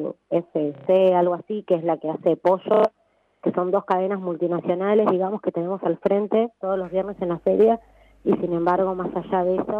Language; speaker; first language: Spanish; native; Spanish